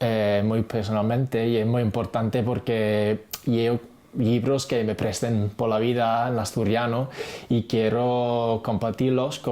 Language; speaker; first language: Spanish; non-native, fluent; English